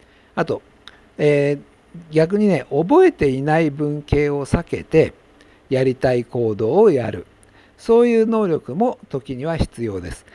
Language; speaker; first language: Japanese; native; Japanese